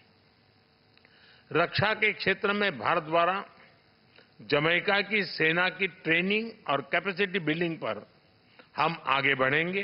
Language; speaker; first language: Hindi; native; Hindi